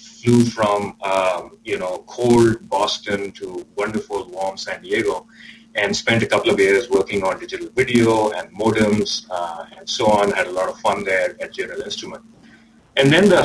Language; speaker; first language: English; non-native, local second language; Urdu